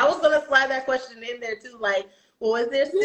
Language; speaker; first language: English; native; English